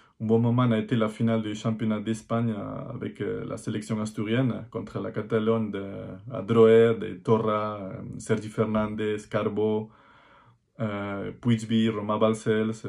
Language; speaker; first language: French; non-native, fluent; Spanish